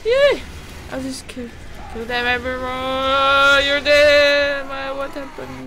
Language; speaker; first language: English; non-native, learner; Korean